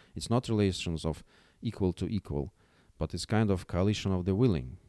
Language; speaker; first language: English; non-native, fluent; Russian